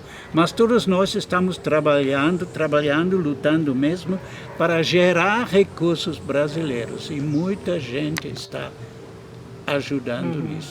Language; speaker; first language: Portuguese; non-native, fluent; German